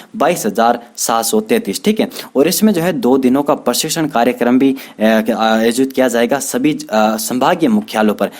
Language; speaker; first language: Hindi; native; Hindi